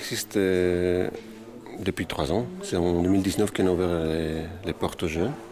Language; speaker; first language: French; native; French